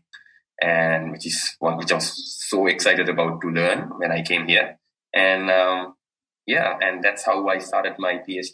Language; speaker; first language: English; non-native, local second language; Sinhala